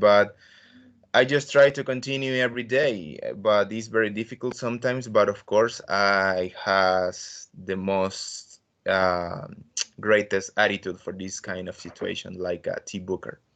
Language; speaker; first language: English; non-native, learner; Spanish